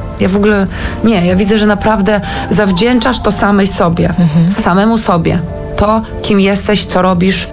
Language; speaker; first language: Polish; early bilingual, heritage; Polish